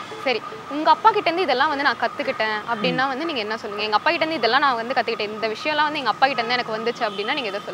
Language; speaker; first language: Tamil; native; Tamil